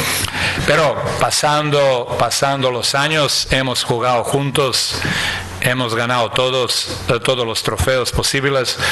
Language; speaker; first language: Spanish; non-native, fluent; Croatian